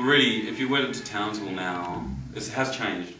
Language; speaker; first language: English; native; English